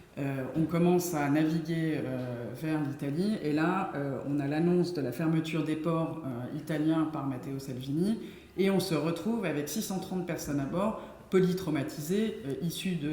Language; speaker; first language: French; native; French